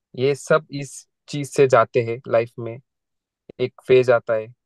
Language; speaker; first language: Hindi; non-native, local second language; Marathi